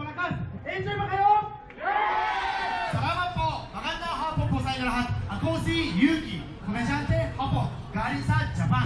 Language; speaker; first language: Filipino; non-native, fluent; Japanese